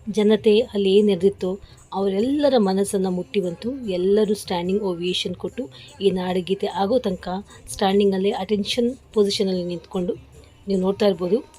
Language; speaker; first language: Kannada; non-native, local second language; Marathi